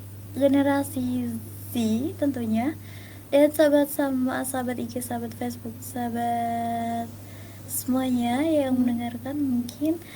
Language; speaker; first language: Indonesian; native; Indonesian